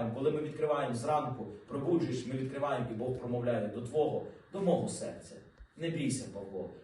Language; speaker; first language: Ukrainian; native; Ukrainian